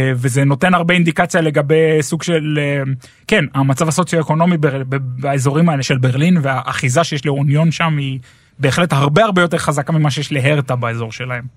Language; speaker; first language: Hebrew; native; Hebrew